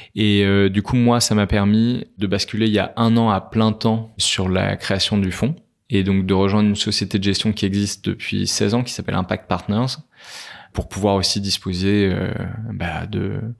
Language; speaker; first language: French; native; French